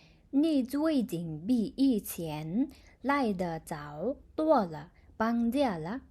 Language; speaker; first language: Chinese; non-native, fluent; Mongolian